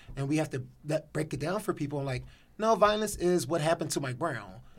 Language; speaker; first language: English; native; English